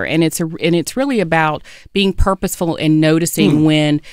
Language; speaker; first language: English; native; English